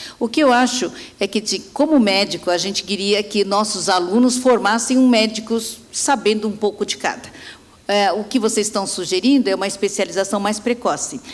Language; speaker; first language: Portuguese; native; Portuguese